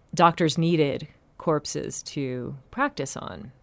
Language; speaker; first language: English; native; English